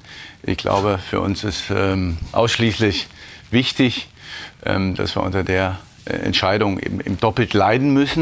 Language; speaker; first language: German; native; German